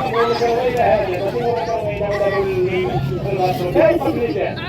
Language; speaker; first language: Arabic; native; Arabic